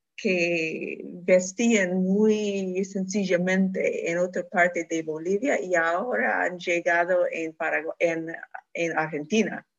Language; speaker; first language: Spanish; non-native, fluent; English